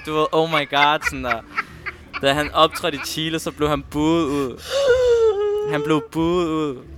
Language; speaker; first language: Danish; early bilingual, other home language; Spanish